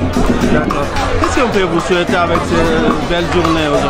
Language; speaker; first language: French; native; French